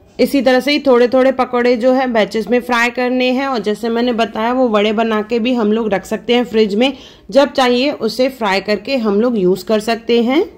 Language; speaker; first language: Hindi; non-native, local second language; Sindhi